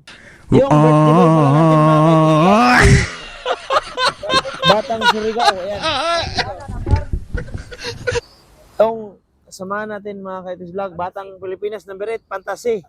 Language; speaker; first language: Filipino; non-native, local second language; Cebuano